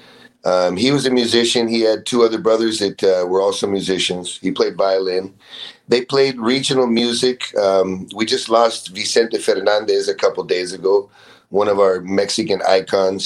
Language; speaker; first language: English; native; English